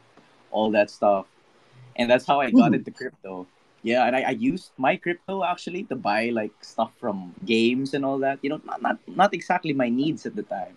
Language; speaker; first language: English; non-native, local second language; Filipino